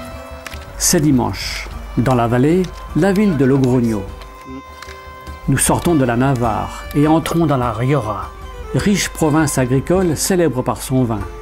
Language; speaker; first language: French; native; French